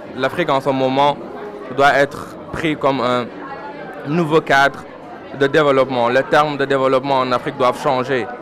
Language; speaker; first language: French; non-native, local second language; Wolof